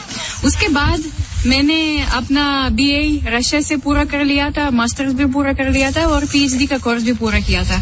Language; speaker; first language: Hindi; non-native, fluent; Russian